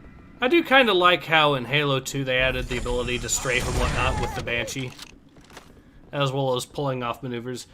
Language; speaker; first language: English; native; English